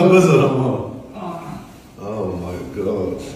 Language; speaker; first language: Persian; native; Persian